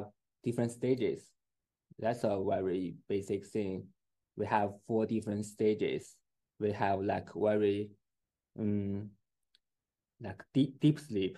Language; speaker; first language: English; non-native, fluent; Chinese